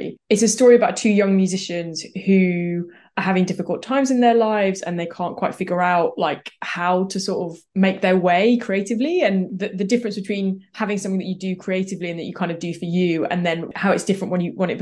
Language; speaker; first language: English; native; English